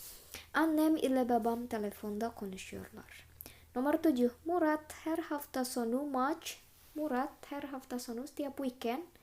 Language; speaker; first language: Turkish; non-native, fluent; Indonesian